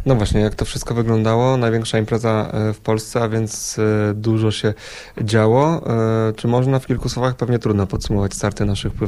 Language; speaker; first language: Polish; native; Polish